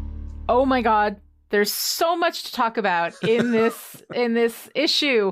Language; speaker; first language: English; native; English